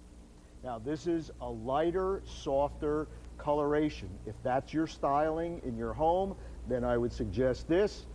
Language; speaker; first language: English; native; English